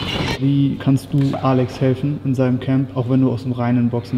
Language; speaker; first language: German; native; German